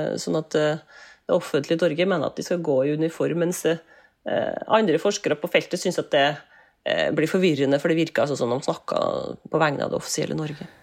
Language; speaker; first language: Norwegian; native; Norwegian